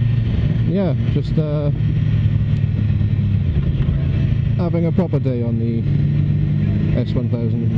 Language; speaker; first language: English; native; English